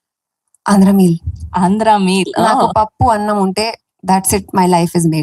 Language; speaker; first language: Telugu; non-native, fluent; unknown